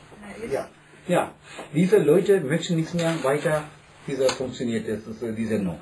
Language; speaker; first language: German; non-native, learner; Tamil